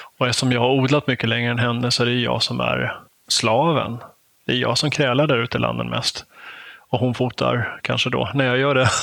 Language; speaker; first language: Swedish; native; Swedish